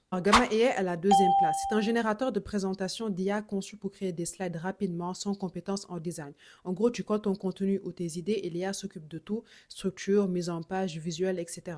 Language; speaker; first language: French; native; French